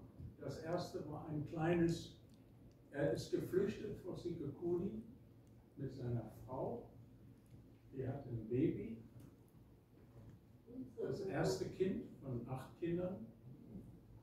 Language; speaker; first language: German; early bilingual, heritage; German